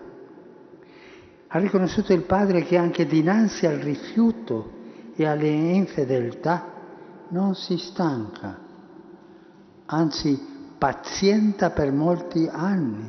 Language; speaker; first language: Italian; early bilingual, heritage; Spanish